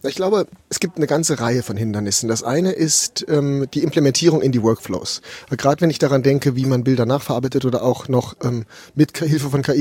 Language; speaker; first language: German; native; German